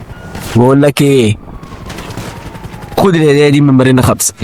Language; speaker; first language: Arabic; native; Arabic